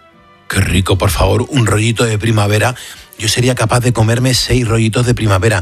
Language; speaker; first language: Spanish; native; Spanish